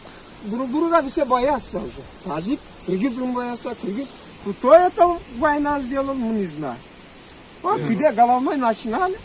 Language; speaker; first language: Russian; non-native, learner; Kyrgyz